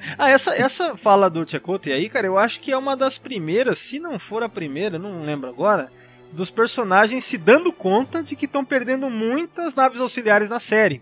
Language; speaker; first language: Portuguese; native; Portuguese